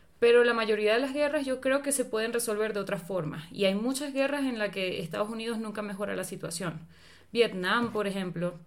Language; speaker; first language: Spanish; native; Spanish